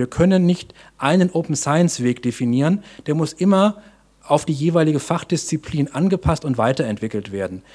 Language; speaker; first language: German; native; German